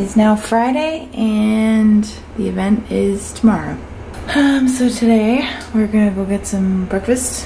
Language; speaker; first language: English; native; English